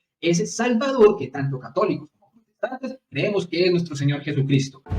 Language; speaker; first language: Spanish; native; Spanish